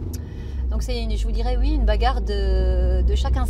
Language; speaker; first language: French; native; French